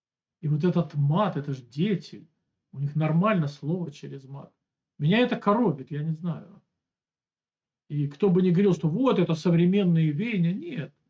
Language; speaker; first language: Russian; native; Russian